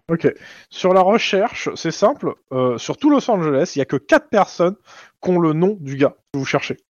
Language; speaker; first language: French; native; French